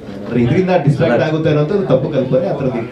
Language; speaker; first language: Kannada; native; Kannada